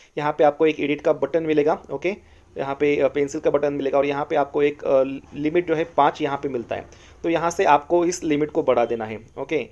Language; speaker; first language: Hindi; non-native, local second language; Marathi